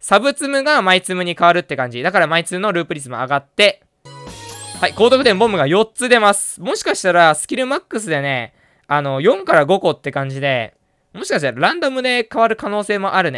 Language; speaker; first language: Japanese; native; Japanese